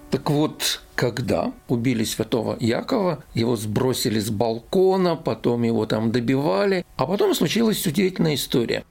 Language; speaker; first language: Russian; native; Russian